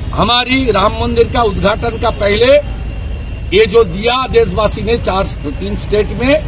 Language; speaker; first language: Hindi; non-native, local second language; Bangla